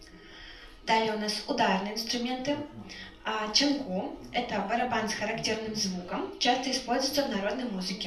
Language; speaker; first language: Russian; native; Russian